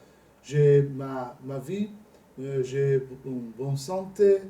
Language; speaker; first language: French; non-native, learner; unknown